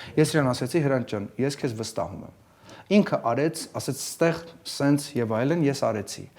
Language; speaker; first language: Armenian; early bilingual, heritage; Armenian